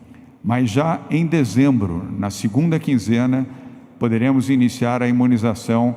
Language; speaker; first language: Portuguese; native; Portuguese